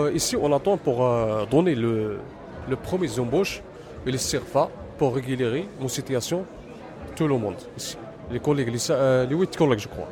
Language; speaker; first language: French; non-native, learner; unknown